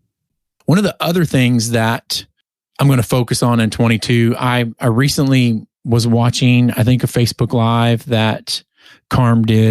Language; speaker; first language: English; native; English